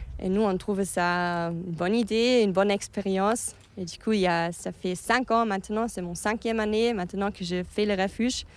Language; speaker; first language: French; non-native, fluent; German